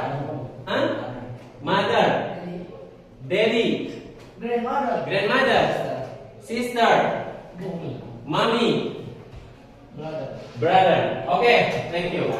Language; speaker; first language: English; non-native, learner; Indonesian